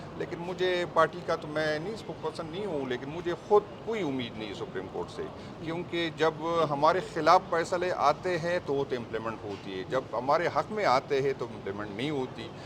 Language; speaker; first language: Urdu; non-native, local second language; Pashto